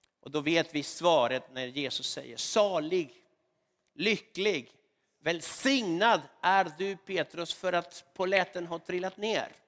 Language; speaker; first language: Swedish; non-native, fluent; Spanish